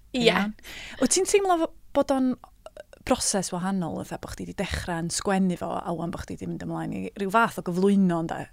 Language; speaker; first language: Welsh; native; Welsh